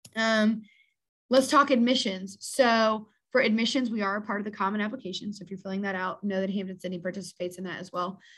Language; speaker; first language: English; native; English